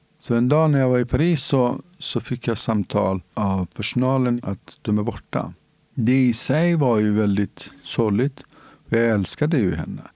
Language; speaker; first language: Swedish; non-native, fluent; Central Kurdish